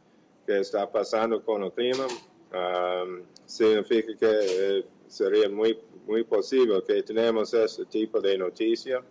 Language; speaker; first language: Portuguese; non-native, fluent; English